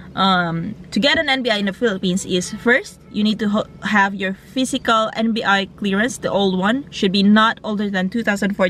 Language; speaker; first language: English; non-native, local second language; Cebuano